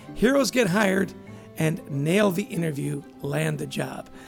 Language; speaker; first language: English; native; English